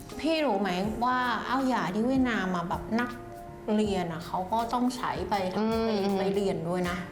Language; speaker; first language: Thai; non-native, fluent; Vietnamese